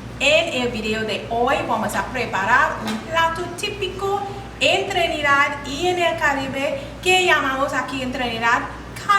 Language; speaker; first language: Spanish; non-native, learner; English